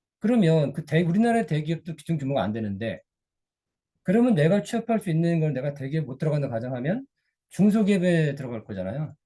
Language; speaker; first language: Korean; native; Korean